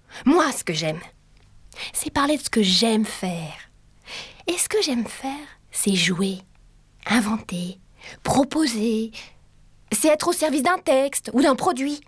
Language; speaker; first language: French; native; French